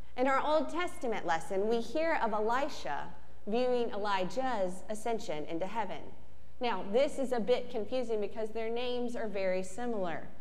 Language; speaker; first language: English; native; English